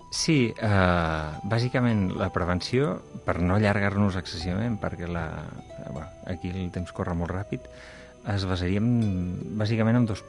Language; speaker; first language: Catalan; native; Catalan